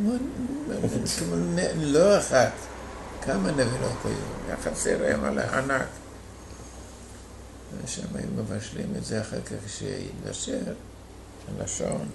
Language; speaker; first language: Hebrew; non-native, fluent; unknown